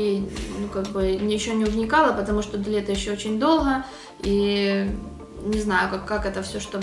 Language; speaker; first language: Russian; native; Russian